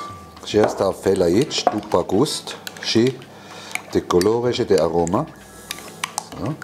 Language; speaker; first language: Romanian; non-native, learner; German